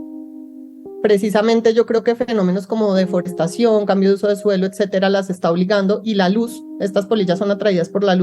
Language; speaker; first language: Spanish; native; Spanish